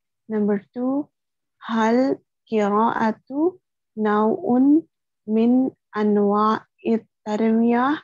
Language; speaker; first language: Arabic; non-native, learner; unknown